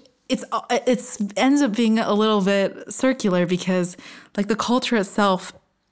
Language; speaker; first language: English; native; English